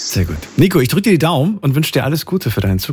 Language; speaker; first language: German; native; German